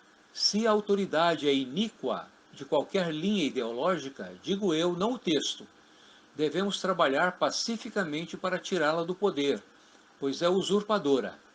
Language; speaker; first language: Portuguese; native; Portuguese